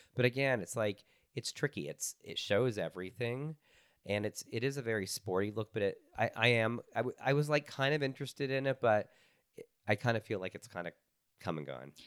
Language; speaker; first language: English; native; English